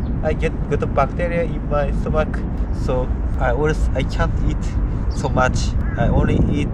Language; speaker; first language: English; non-native, learner; Japanese